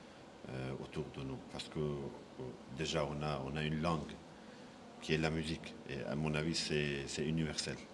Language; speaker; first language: French; non-native, fluent; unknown